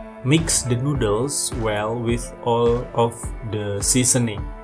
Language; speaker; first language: English; non-native, fluent; Indonesian